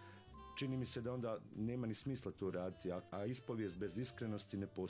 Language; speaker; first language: Serbian; native; Serbian